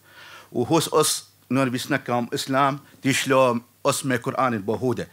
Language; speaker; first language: Norwegian; non-native, fluent; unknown